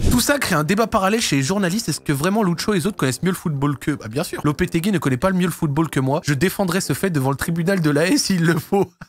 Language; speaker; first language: French; native; French